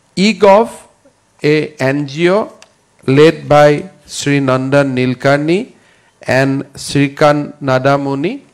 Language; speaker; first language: English; non-native, local second language; Assamese